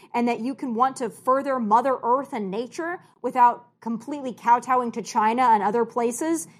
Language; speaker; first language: English; native; English